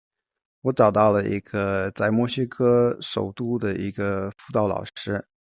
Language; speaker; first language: Chinese; non-native, fluent; English